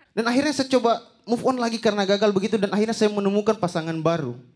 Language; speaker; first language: Indonesian; native; Indonesian